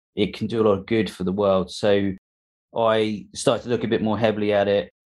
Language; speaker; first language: English; early bilingual, other home language; Hindi